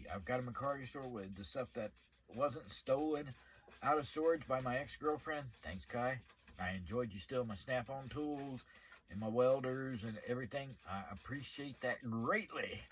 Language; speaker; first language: English; native; English